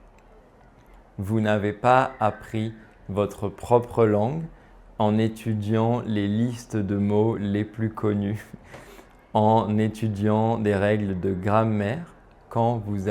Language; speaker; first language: French; native; French